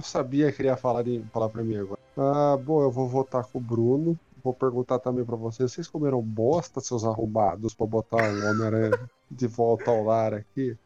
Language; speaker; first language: Portuguese; native; Portuguese